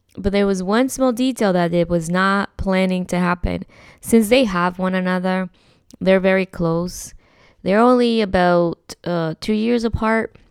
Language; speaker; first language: English; early bilingual, other home language; Spanish